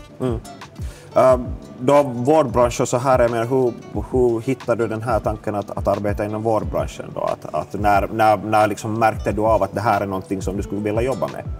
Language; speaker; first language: Swedish; native; Swedish